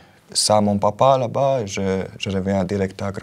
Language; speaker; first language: French; non-native, learner; Croatian